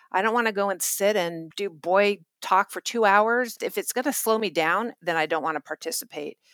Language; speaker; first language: English; native; English